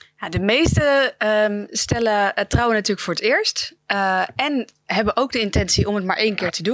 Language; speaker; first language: Dutch; native; Dutch